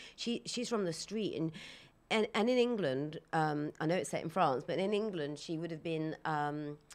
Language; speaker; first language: English; native; English